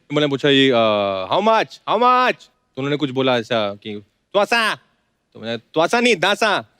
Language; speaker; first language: Hindi; native; Hindi